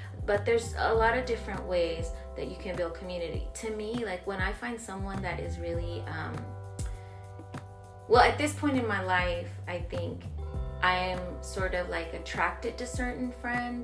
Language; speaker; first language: English; early bilingual, other home language; Spanish